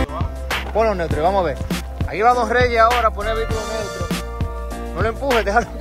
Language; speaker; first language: Spanish; native; Spanish